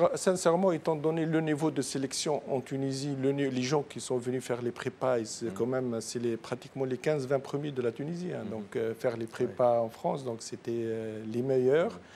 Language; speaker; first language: French; non-native, local second language; Arabic